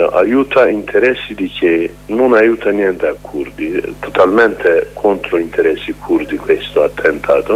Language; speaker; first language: Italian; non-native, learner; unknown